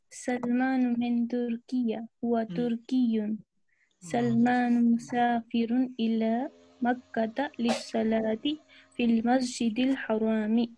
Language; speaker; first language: Arabic; non-native, learner; Urdu